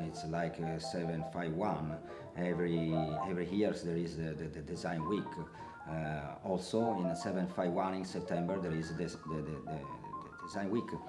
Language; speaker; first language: English; non-native, learner; Italian